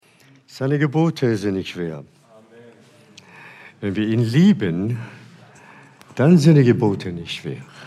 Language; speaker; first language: German; non-native, fluent; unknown